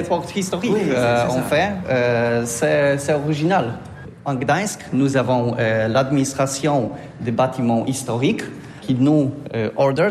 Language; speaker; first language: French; non-native, learner; Polish